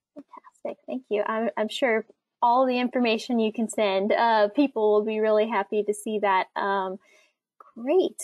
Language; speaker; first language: English; native; English